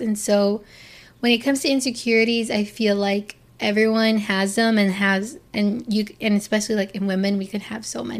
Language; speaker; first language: English; native; English